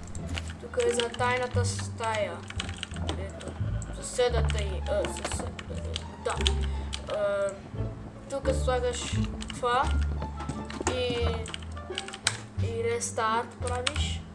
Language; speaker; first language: Bulgarian; early bilingual, heritage; Bulgarian